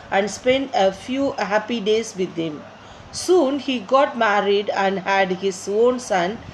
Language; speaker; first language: English; non-native, local second language; Tamil